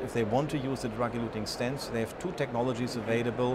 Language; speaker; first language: English; non-native, fluent; German